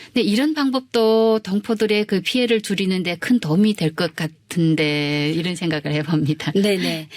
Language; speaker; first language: Korean; early bilingual, heritage; Korean